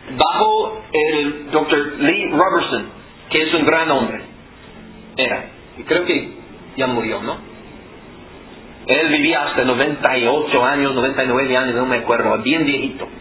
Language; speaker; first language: Spanish; non-native, fluent; English